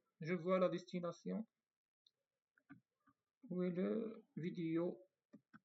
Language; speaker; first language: French; non-native, fluent; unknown